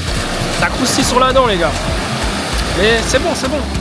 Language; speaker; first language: French; native; French